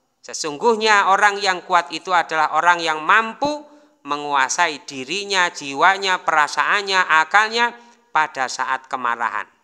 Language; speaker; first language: Indonesian; non-native, local second language; Javanese